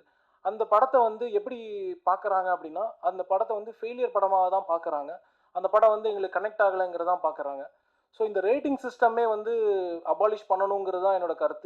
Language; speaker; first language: Tamil; native; Tamil